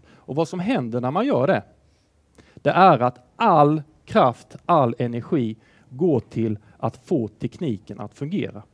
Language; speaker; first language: Swedish; native; Swedish